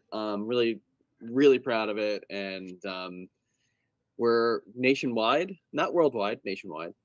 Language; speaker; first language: English; native; English